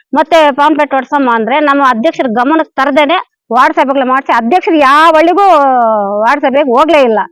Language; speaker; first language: Kannada; native; Kannada